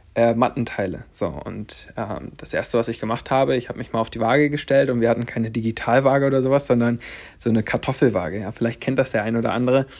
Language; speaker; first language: German; native; German